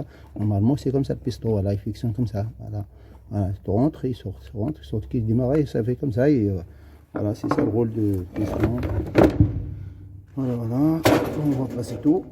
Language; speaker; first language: French; non-native, fluent; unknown